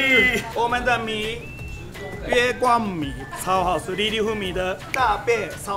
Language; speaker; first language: Chinese; non-native, fluent; Japanese